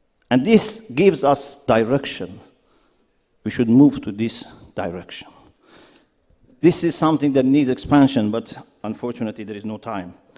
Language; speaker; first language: English; non-native, fluent; Persian